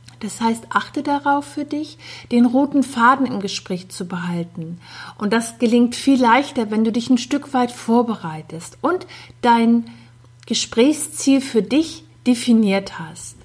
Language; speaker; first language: German; native; German